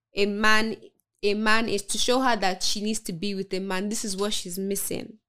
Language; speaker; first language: English; non-native, local second language; Yoruba